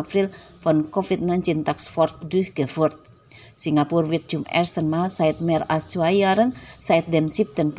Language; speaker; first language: German; non-native, fluent; Indonesian